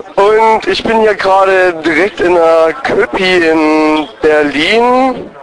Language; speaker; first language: German; native; German